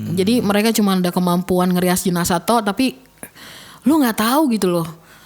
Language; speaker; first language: Indonesian; native; Indonesian